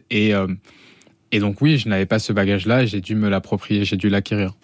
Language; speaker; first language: French; native; French